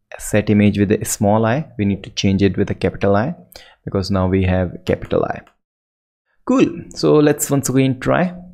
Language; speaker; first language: English; non-native, local second language; Hindi